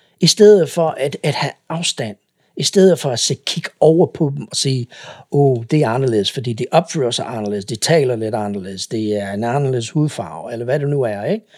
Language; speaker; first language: Danish; non-native, fluent; English